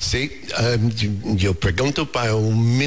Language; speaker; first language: Spanish; non-native, learner; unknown